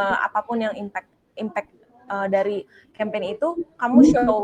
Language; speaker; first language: Indonesian; native; Indonesian